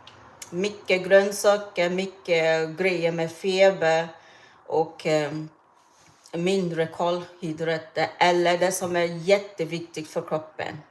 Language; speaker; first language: Swedish; non-native, fluent; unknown